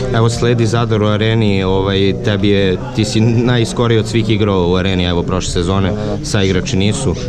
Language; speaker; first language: Bosnian; native; Bosnian